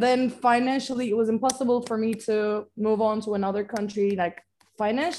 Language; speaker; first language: English; non-native, fluent; Turkish